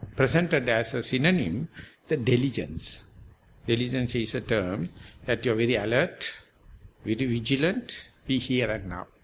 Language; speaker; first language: English; non-native, local second language; Sinhala